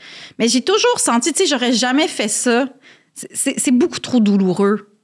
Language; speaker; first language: French; native; French